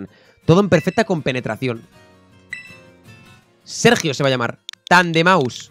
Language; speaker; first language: Spanish; native; Spanish